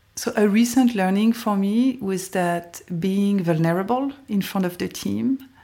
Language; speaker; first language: English; non-native, fluent; French